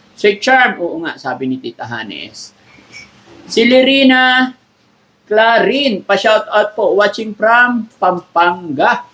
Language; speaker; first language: Filipino; native; Filipino